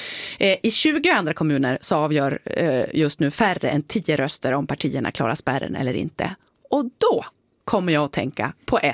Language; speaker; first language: Swedish; native; Swedish